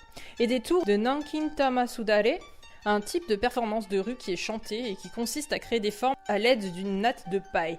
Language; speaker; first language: French; native; French